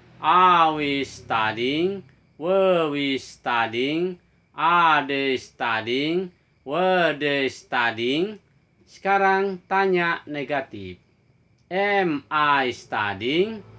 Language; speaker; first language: English; non-native, fluent; Indonesian